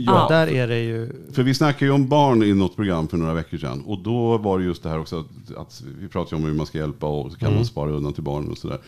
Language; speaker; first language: Swedish; native; Swedish